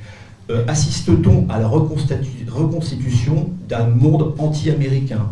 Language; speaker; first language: French; native; French